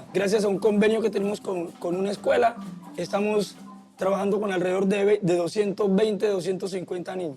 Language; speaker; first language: Spanish; native; Spanish